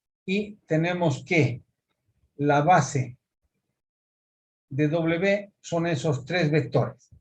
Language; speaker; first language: Spanish; native; Spanish